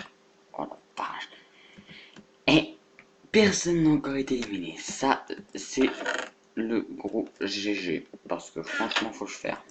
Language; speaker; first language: French; native; French